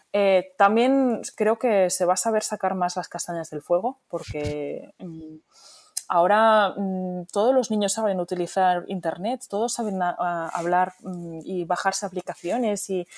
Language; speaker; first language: Spanish; native; Spanish